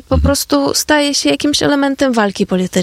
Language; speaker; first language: Polish; non-native, fluent; Ukrainian